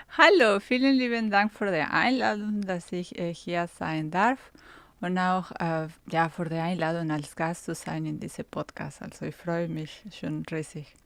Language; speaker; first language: German; non-native, fluent; Spanish